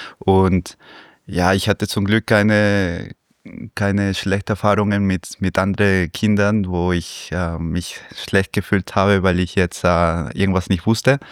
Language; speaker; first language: German; early bilingual, other home language; Spanish